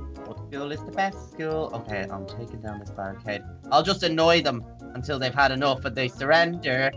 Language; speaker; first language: English; native; English